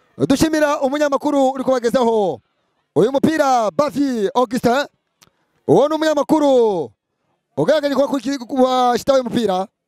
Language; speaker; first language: Rundi; native; Rundi